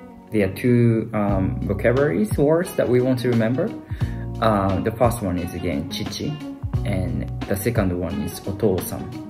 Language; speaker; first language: English; non-native, fluent; Japanese